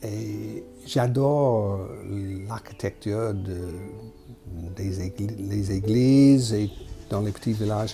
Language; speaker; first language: French; non-native, fluent; English